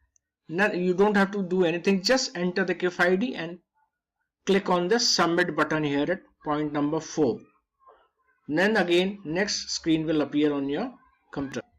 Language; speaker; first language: English; non-native, local second language; Hindi